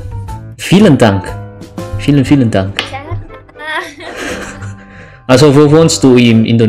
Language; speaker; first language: German; non-native, learner; Indonesian